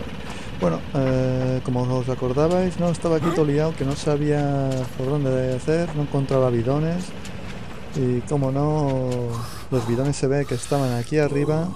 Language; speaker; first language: Spanish; native; Spanish